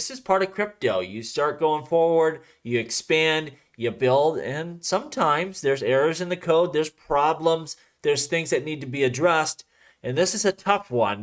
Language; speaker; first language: English; native; English